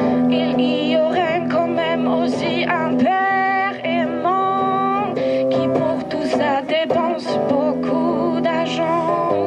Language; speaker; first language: French; non-native, fluent; Catalan